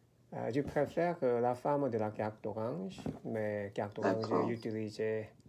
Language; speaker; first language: French; non-native, learner; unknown